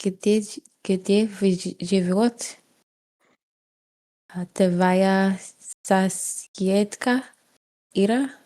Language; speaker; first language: Russian; non-native, learner; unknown